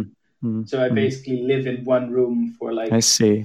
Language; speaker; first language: English; non-native, fluent; Dutch